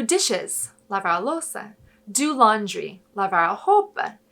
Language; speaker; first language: Portuguese; non-native, fluent; English